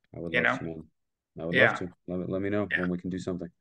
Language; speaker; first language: English; native; English